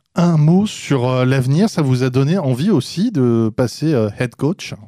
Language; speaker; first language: French; native; French